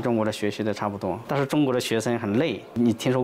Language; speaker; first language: Chinese; native; Chinese